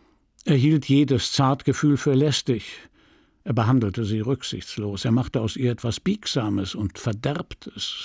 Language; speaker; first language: German; native; German